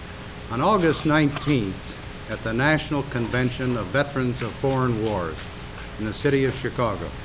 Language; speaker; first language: English; native; English